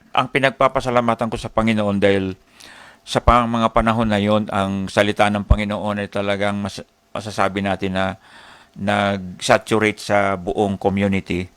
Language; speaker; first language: Filipino; non-native, local second language; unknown